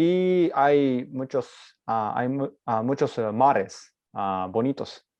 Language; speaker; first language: Spanish; non-native, learner; Japanese